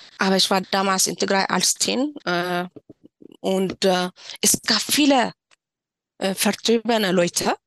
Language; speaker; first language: German; non-native, learner; Tigrinya